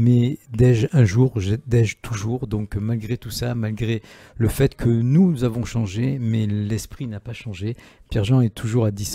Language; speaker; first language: French; native; French